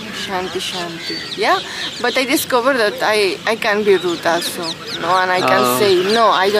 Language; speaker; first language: English; non-native, learner; Spanish